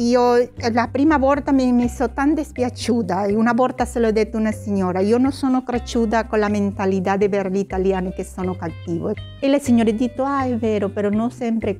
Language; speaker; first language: Italian; non-native, learner; Spanish